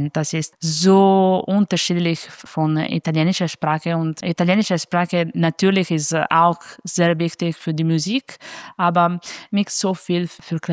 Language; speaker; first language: German; non-native, fluent; Italian